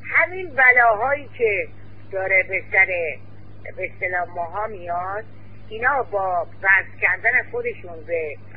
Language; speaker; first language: Persian; native; Persian